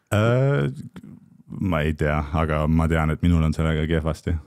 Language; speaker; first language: Estonian; native; Estonian